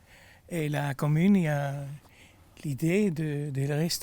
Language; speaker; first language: French; non-native, fluent; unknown